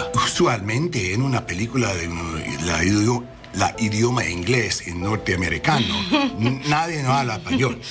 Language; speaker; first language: Spanish; non-native, learner; English